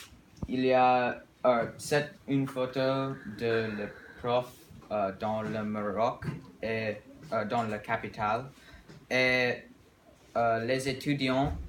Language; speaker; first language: French; non-native, learner; English